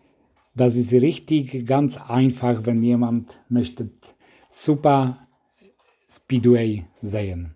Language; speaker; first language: German; non-native, learner; Polish